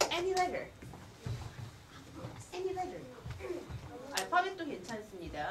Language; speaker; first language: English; non-native, fluent; Korean